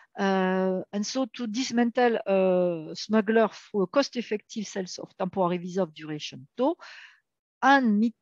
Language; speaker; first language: English; non-native, fluent; French